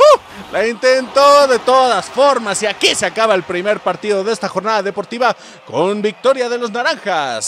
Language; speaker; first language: Spanish; native; Spanish